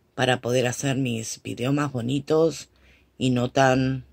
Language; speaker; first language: Spanish; native; Spanish